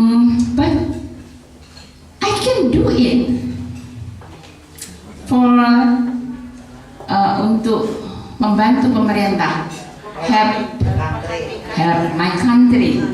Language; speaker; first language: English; non-native, learner; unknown